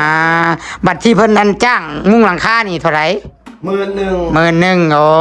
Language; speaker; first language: Thai; non-native, local second language; Lao